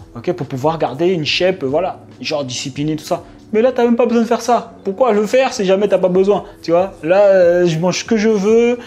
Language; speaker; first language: French; native; French